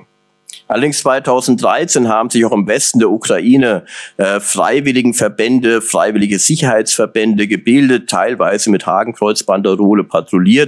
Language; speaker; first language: German; native; German